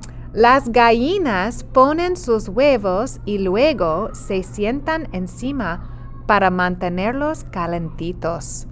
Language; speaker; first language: Spanish; non-native, fluent; English